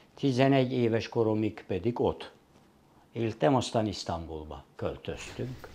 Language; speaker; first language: Hungarian; non-native, fluent; Turkish